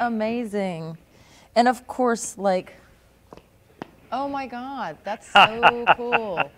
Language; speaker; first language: English; native; English